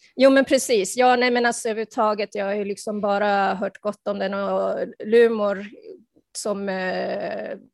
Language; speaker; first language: Swedish; early bilingual, heritage; Spanish